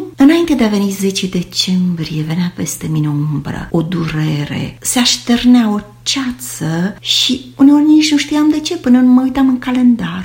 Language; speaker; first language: Romanian; native; Romanian